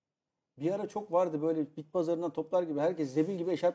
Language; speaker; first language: Turkish; native; Turkish